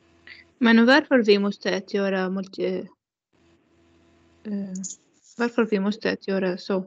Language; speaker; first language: Swedish; non-native, learner; Arabic